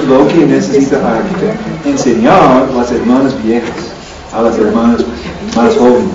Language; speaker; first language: Spanish; non-native, learner; English